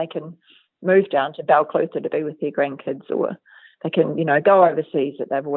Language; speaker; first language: English; native; English